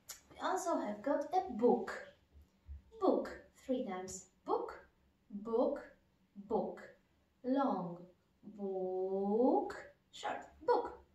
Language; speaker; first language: English; non-native, fluent; Polish